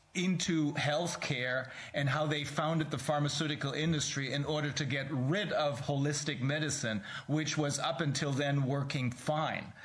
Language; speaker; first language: English; non-native, fluent; German